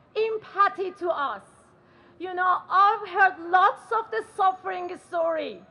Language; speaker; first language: English; non-native, learner; Persian